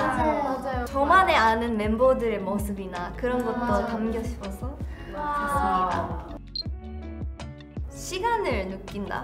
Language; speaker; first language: Korean; non-native, fluent; Japanese